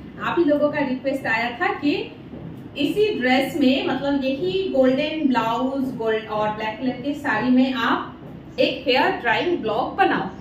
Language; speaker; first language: Hindi; non-native, local second language; Bangla